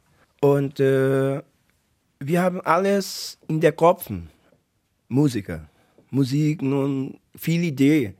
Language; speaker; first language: German; non-native, learner; Portuguese